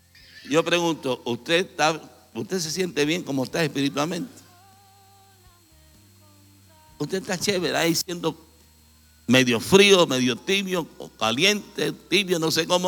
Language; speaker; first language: Spanish; native; Spanish